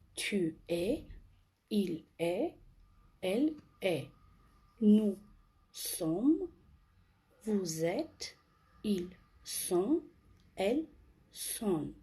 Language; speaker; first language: French; non-native, fluent; Armenian